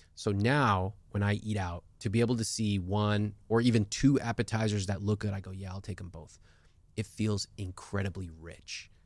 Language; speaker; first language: English; early bilingual, other home language; Hindi